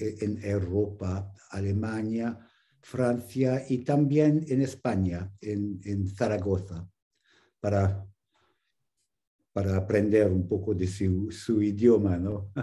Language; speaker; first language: Spanish; non-native, fluent; English